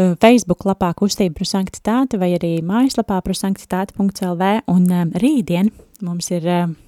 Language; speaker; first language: Latvian; native; Latvian